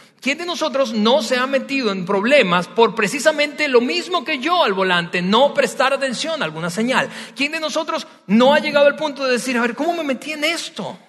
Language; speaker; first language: Spanish; native; Spanish